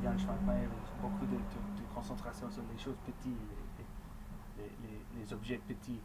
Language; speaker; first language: French; non-native, local second language; English